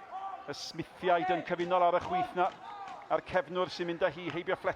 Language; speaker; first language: Welsh; native; Welsh